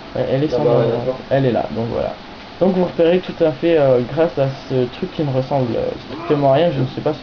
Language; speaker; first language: French; native; French